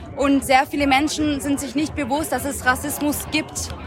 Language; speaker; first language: German; native; German